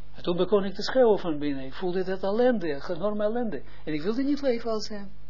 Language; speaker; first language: Dutch; non-native, fluent; Hebrew